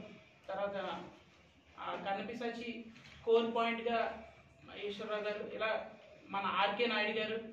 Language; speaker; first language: Telugu; native; Telugu